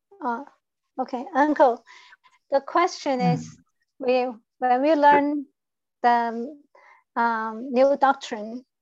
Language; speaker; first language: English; non-native, fluent; Chinese